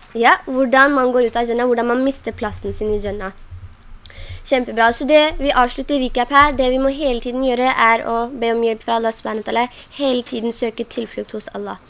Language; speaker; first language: Norwegian; non-native, local second language; Urdu